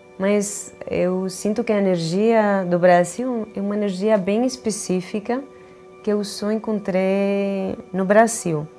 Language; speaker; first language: Portuguese; non-native, fluent; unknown